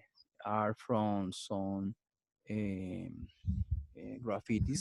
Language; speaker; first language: English; non-native, learner; Spanish